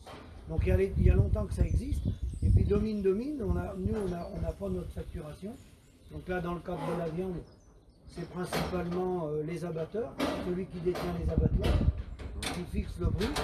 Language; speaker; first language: French; native; French